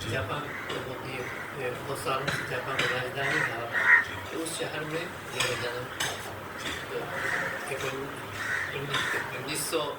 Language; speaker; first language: Hindi; non-native, fluent; Japanese